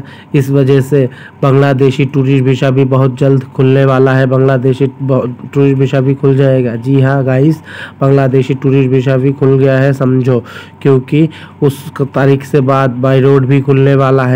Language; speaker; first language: Hindi; non-native, local second language; Bangla